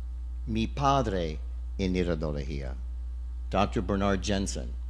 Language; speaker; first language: Spanish; non-native, learner; English